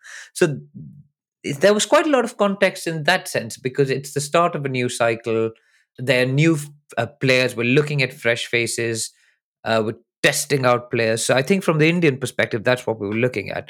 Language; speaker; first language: English; non-native, local second language; Hindi